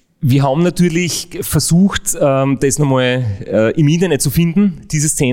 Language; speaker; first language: German; native; German